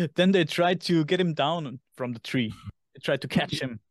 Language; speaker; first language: English; non-native, fluent; German